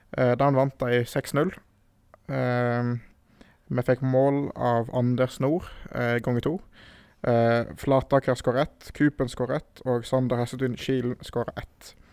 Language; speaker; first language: Norwegian; native; Norwegian